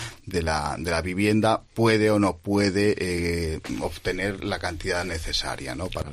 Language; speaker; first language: Spanish; native; Spanish